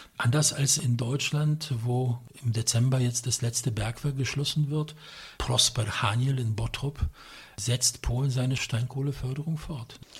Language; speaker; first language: German; non-native, fluent; Polish